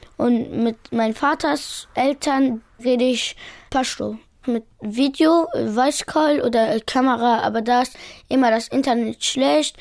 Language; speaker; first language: German; early bilingual, other home language; Pashto